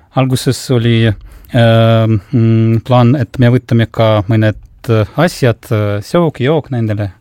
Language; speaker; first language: Estonian; non-native, local second language; Russian